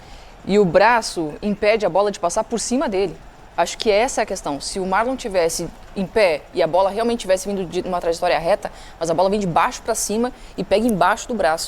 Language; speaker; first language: Portuguese; native; Portuguese